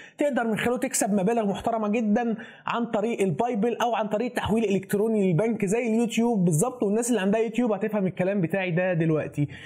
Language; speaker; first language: Arabic; native; Arabic